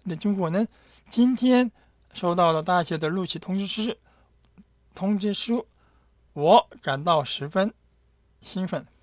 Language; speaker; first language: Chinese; non-native, fluent; Korean